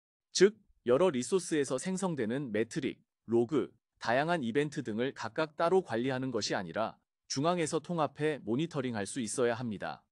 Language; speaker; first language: Korean; native; Korean